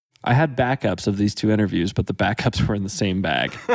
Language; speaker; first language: English; native; English